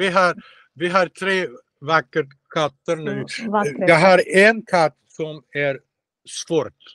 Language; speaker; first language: Swedish; non-native, learner; Russian